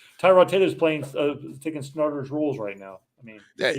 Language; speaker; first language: English; native; English